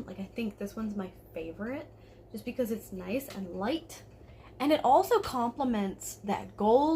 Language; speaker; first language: English; native; English